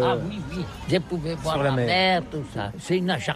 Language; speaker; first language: French; non-native, learner; Catalan